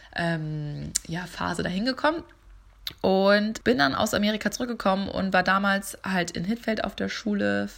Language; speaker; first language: German; native; German